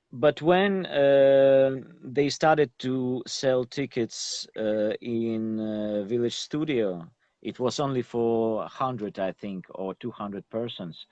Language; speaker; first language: English; non-native, learner; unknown